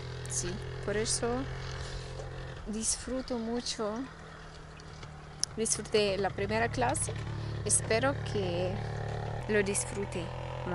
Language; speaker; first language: Spanish; non-native, fluent; Russian